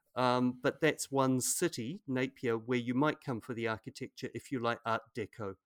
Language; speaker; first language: English; native; English